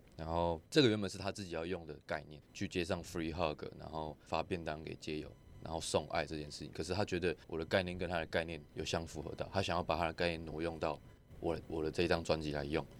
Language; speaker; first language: Chinese; non-native, local second language; Min Nan Chinese